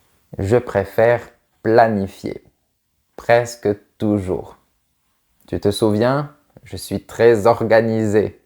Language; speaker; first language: French; native; French